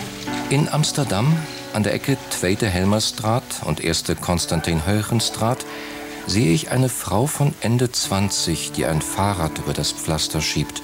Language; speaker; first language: German; native; German